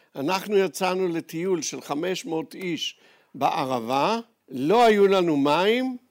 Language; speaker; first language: Hebrew; native; Hebrew